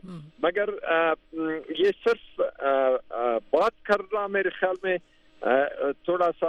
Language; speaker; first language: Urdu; non-native, fluent; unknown